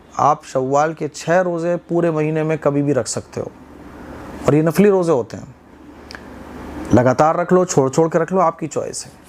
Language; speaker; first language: Urdu; native; Urdu